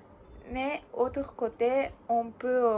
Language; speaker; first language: French; non-native, learner; Japanese